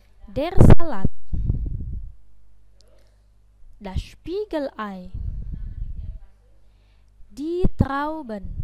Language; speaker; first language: German; non-native, fluent; Indonesian